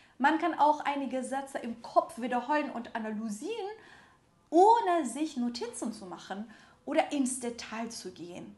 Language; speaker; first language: German; non-native, fluent; Persian